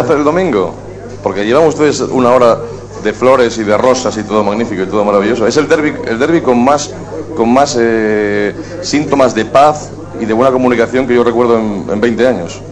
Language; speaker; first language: Spanish; native; Spanish